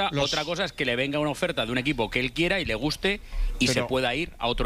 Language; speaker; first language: Spanish; native; Spanish